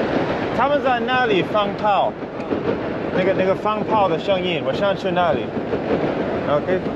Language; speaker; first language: Chinese; non-native, learner; English